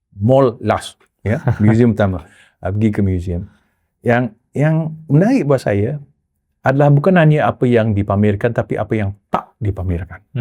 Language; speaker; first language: Malay; early bilingual, heritage; Malay